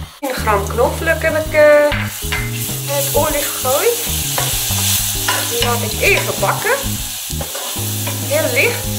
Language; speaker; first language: Dutch; non-native, learner; Persian